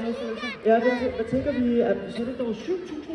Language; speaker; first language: Danish; native; Danish